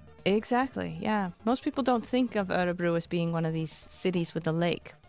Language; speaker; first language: English; native; English